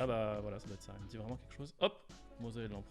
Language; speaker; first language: French; native; French